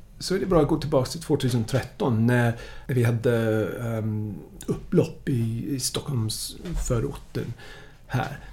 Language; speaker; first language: Swedish; non-native, fluent; English